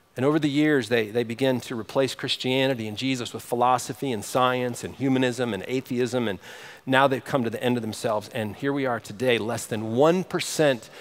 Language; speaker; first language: English; native; English